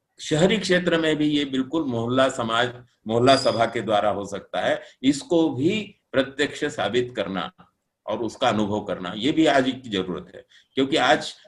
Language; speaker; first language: Hindi; non-native, local second language; Marathi